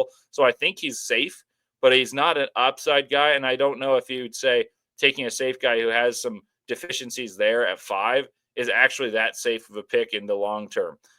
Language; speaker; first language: English; native; English